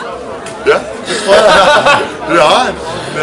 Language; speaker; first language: Danish; native; Danish